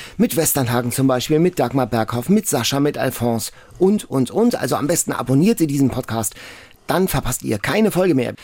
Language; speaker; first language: German; native; German